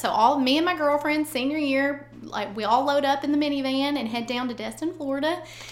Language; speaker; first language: English; native; English